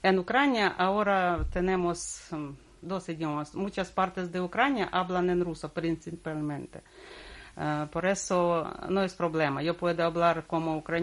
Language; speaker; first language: Spanish; non-native, learner; Russian